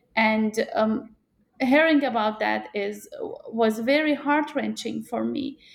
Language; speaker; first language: English; non-native, fluent; Persian